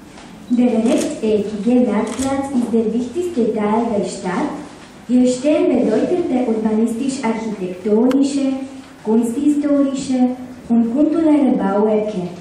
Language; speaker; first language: German; non-native, learner; Slovak